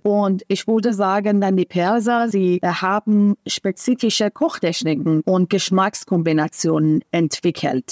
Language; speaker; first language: German; non-native, fluent; Persian